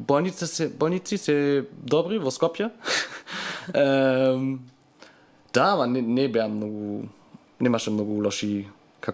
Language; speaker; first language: Macedonian; non-native, learner; German